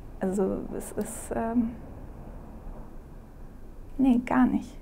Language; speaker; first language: German; early bilingual, other home language; Croatian